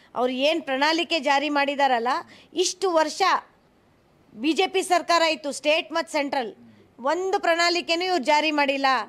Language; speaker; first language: Kannada; non-native, local second language; Hindi